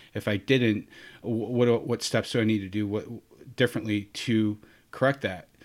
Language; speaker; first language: English; native; English